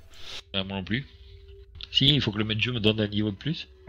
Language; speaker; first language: French; native; French